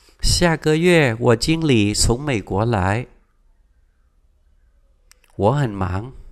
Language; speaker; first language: Chinese; non-native, fluent; Vietnamese